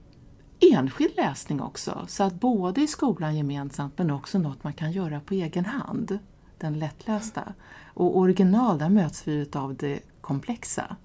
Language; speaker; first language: Swedish; native; Swedish